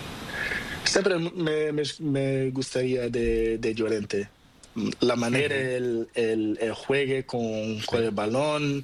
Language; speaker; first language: Spanish; non-native, learner; Portuguese